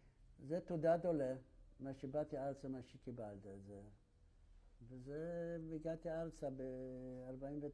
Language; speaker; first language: Hebrew; non-native, fluent; Yiddish